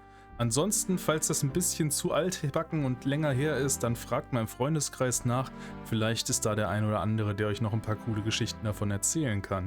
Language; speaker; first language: German; native; German